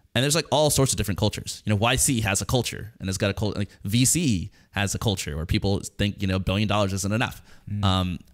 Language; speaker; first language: English; native; English